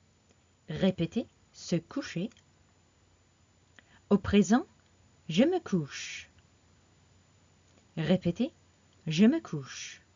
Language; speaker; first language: French; non-native, fluent; English